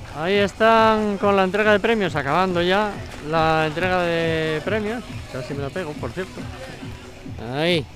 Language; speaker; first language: Spanish; native; Spanish